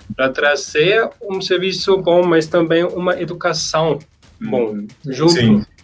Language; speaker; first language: Portuguese; non-native, learner; German